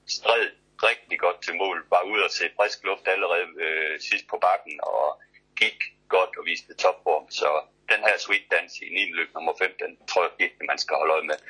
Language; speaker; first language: Danish; native; Danish